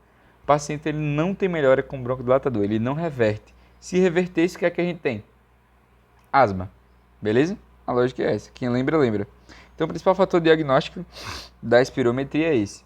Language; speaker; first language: Portuguese; native; Portuguese